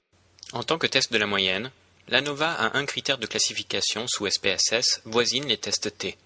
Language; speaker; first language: French; native; French